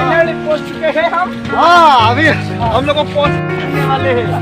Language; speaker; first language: Hindi; non-native, local second language; Karbi